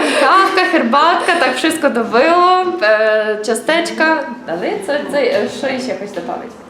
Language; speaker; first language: Polish; non-native, learner; Ukrainian